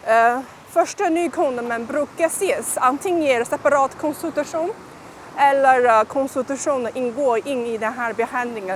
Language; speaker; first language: Swedish; non-native, learner; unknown